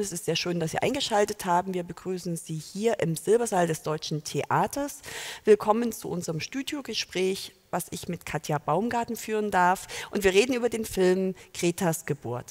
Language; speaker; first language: German; native; German